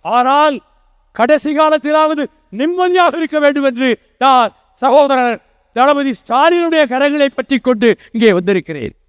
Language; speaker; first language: Tamil; native; Tamil